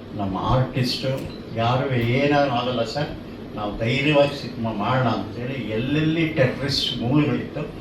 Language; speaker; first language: Kannada; native; Kannada